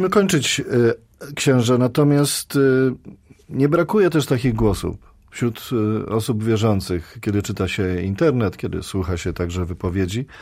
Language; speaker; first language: Polish; native; Polish